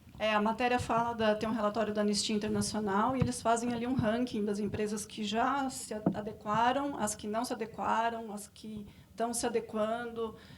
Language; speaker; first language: Portuguese; native; Portuguese